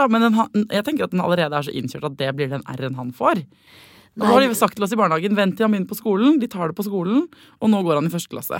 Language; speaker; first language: Norwegian; native; Norwegian